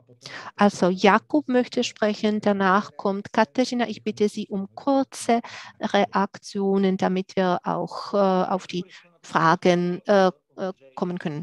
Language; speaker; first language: German; non-native, fluent; Czech